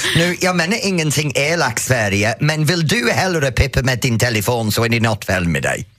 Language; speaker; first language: Swedish; non-native, fluent; English